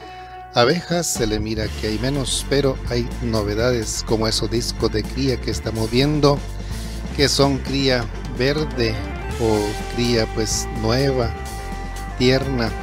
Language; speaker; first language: Spanish; native; Spanish